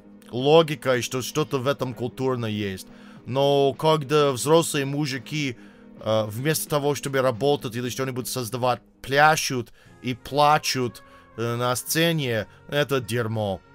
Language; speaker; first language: Russian; non-native, fluent; English